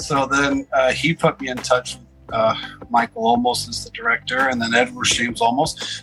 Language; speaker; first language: English; early bilingual, other home language; Spanish